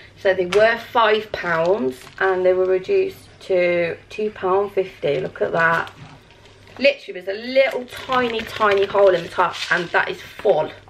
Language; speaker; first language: English; native; English